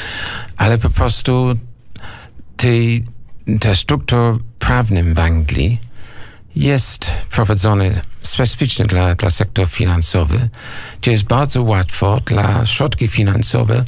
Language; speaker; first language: Polish; non-native, learner; English